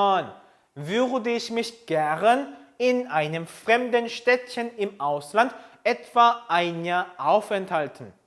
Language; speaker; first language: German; non-native, fluent; Korean